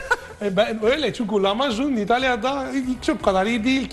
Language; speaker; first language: Turkish; non-native, fluent; Italian